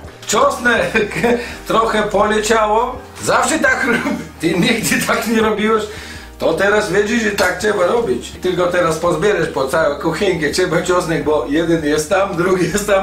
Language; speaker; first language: Polish; non-native, fluent; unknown